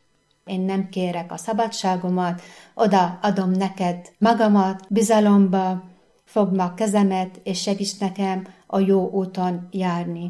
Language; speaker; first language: Hungarian; non-native, fluent; Arabic